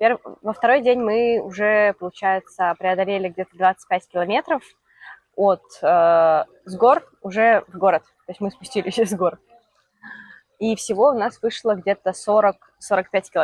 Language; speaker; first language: Russian; native; Russian